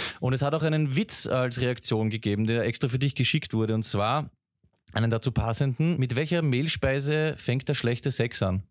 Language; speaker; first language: German; native; German